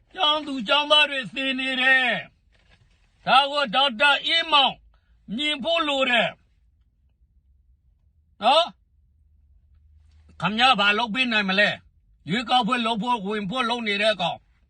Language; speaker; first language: Burmese; native; Burmese